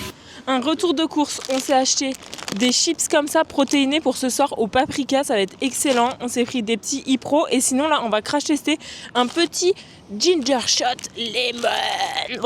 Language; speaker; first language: French; native; French